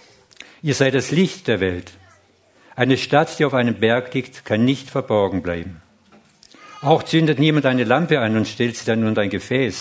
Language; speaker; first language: German; non-native, fluent; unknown